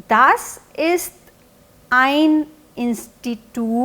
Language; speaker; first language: German; non-native, fluent; Hindi